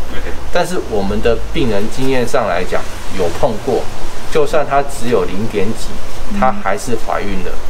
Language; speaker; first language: Chinese; native; Chinese